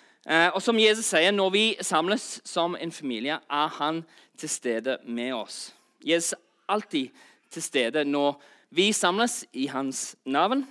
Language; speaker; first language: Norwegian; non-native, fluent; English